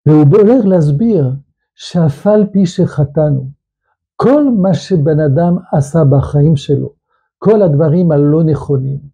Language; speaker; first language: Hebrew; non-native, fluent; French